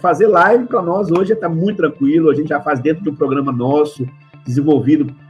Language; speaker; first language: Portuguese; native; Portuguese